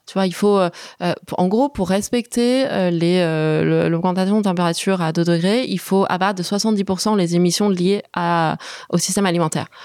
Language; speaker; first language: French; early bilingual, other home language; Chinese